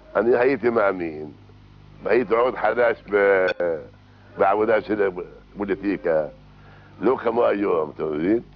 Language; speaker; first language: Hebrew; non-native, local second language; Arabic